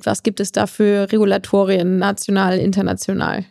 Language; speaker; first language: German; native; German